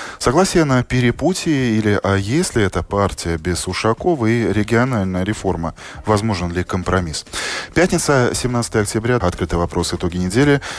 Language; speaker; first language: Russian; native; Russian